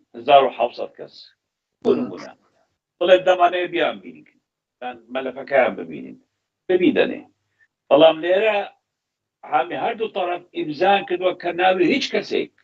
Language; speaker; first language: Central Kurdish; non-native, local second language; Kurdish